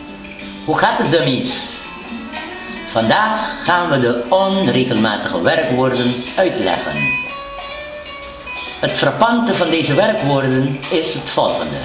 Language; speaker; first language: Dutch; non-native, local second language; Papiamento